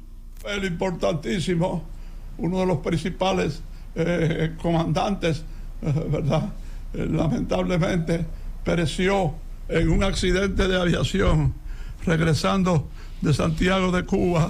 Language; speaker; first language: Spanish; native; Spanish